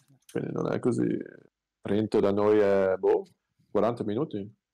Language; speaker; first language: Italian; non-native, local second language; German